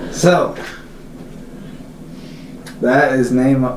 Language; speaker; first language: English; native; English